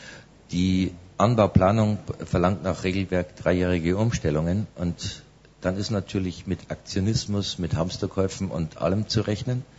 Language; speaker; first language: German; native; German